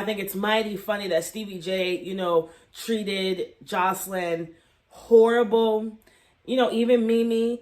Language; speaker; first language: English; native; English